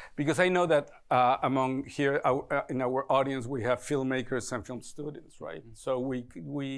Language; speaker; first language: English; non-native, fluent; Spanish